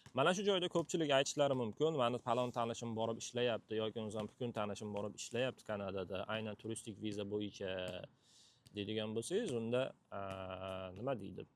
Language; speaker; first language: Uzbek; native; Uzbek